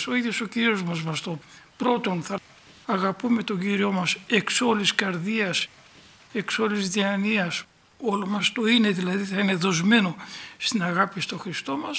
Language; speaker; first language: Greek; native; Greek